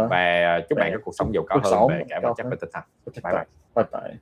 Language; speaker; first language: Vietnamese; native; Vietnamese